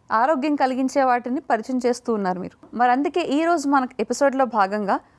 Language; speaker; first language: Telugu; native; Telugu